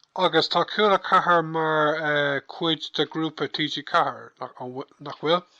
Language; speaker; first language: Irish; non-native, local second language; English